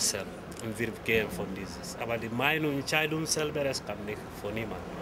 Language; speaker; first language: German; non-native, learner; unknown